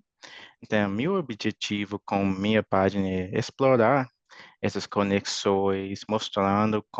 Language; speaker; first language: Portuguese; non-native, fluent; English